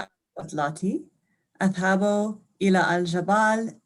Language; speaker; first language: Arabic; non-native, learner; English